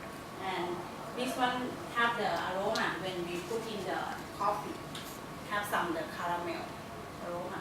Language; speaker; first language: English; non-native, learner; Thai